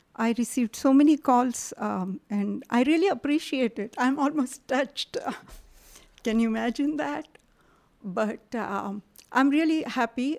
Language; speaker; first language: English; non-native, local second language; Marathi